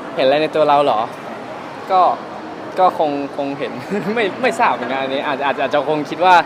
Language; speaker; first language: Thai; native; Thai